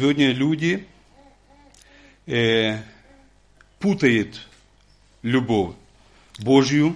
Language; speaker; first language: Russian; non-native, local second language; Ukrainian